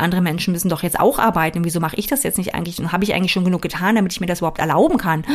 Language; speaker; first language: German; native; German